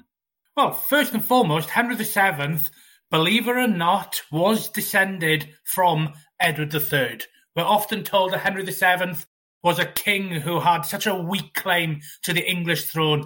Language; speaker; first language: English; native; English